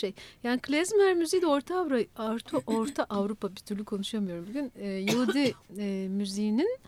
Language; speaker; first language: Turkish; native; Turkish